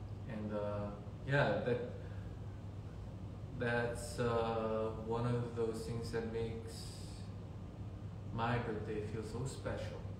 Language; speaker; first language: English; early bilingual, other home language; Korean